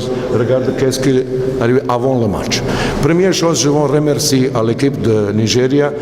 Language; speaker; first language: French; non-native, learner; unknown